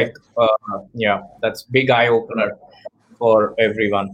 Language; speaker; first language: English; non-native, local second language; Hindi